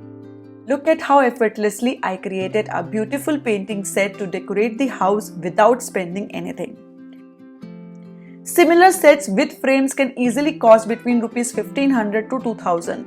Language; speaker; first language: English; non-native, local second language; Hindi